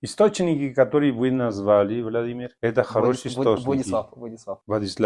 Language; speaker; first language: Russian; non-native, fluent; Spanish